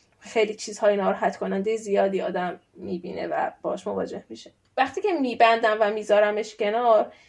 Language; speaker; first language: Persian; native; Persian